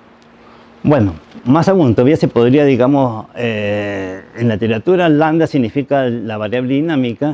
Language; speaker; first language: Spanish; native; Spanish